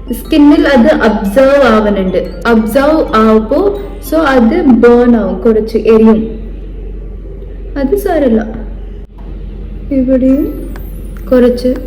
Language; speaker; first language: Malayalam; non-native, fluent; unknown